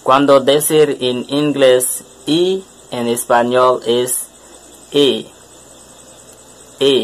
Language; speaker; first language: Spanish; non-native, learner; French